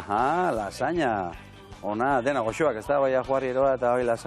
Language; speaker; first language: Basque; native; Basque